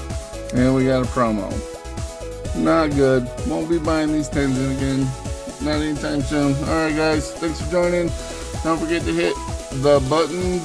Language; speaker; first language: English; native; English